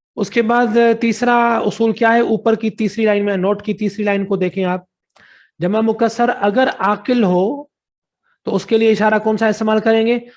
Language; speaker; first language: Urdu; non-native, local second language; Sindhi